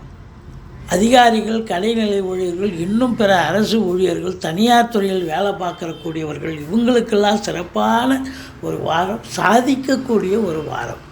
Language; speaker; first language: Tamil; native; Tamil